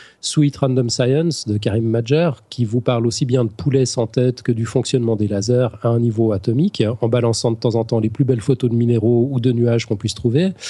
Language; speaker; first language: French; native; French